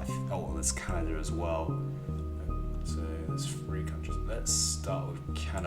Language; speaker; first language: English; native; English